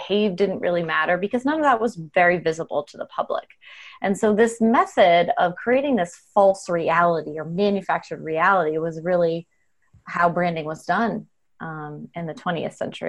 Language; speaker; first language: English; native; English